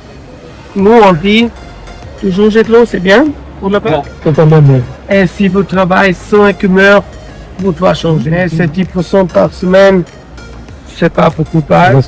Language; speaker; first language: French; non-native, learner; German